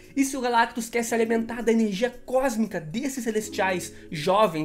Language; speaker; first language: Portuguese; native; Portuguese